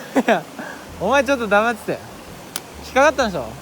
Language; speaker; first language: Japanese; native; Japanese